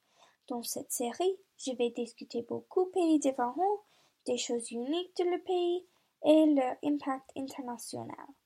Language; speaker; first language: French; non-native, learner; English